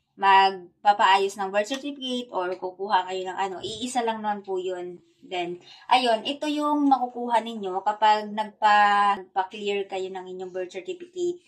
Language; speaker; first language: Filipino; native; Filipino